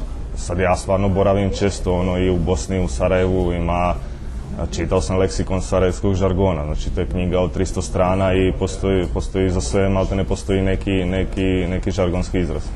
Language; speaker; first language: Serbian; non-native, fluent; Czech